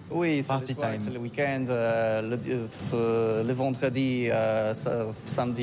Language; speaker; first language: French; non-native, learner; Polish